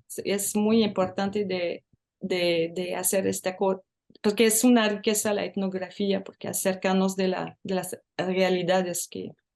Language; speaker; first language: Spanish; non-native, learner; French